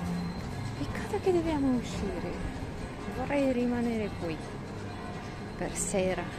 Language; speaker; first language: Italian; non-native, learner; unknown